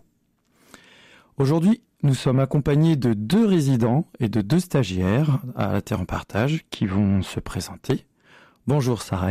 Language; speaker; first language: French; native; French